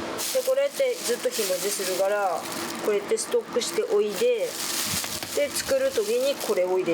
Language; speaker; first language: Japanese; native; Japanese